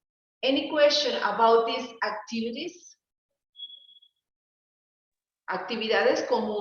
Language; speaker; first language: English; non-native, learner; Spanish